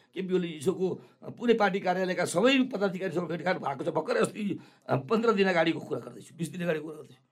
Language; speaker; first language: Nepali; non-native, local second language; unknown